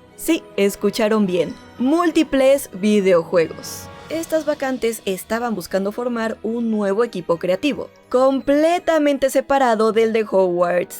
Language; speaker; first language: Spanish; native; Spanish